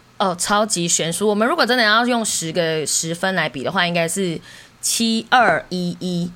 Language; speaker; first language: Chinese; native; Chinese